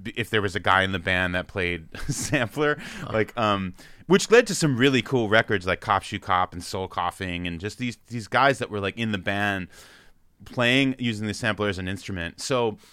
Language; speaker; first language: English; native; English